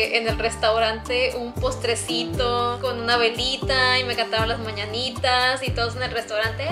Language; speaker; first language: Spanish; native; Spanish